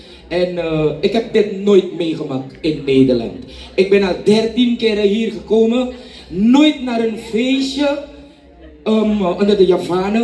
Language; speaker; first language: Dutch; non-native, fluent; Javanese